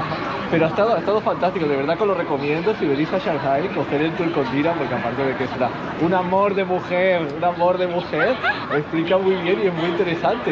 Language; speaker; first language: Spanish; native; Spanish